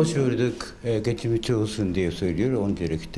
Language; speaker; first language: Turkish; non-native, fluent; Japanese